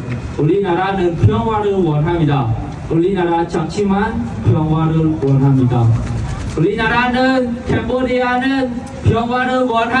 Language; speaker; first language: Korean; non-native, learner; Khmer